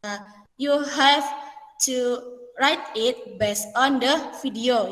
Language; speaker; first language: English; non-native, fluent; Indonesian